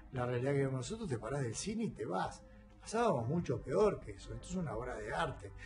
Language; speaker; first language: Spanish; native; Spanish